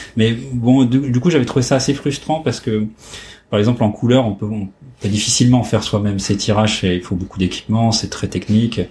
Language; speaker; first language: French; native; French